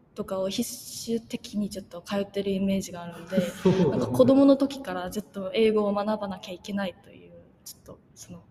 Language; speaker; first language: Japanese; non-native, fluent; Korean